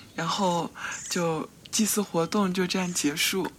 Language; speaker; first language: Chinese; native; Chinese